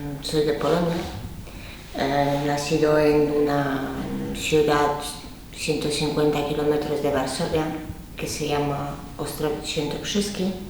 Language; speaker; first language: Spanish; non-native, fluent; Polish